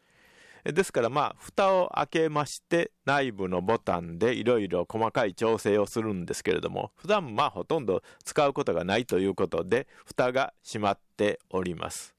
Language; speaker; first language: Japanese; native; Japanese